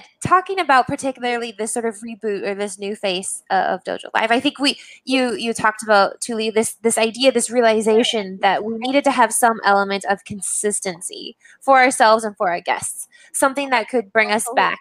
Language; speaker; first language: English; native; English